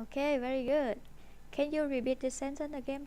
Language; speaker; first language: English; non-native, fluent; Vietnamese